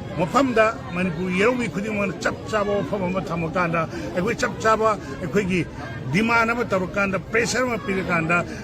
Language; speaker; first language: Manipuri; native; Manipuri